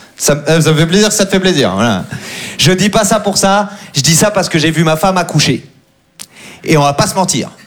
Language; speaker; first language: French; native; French